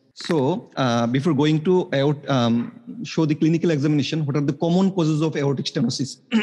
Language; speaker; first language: English; non-native, local second language; Bangla